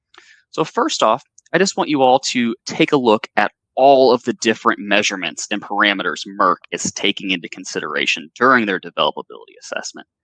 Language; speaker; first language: English; native; English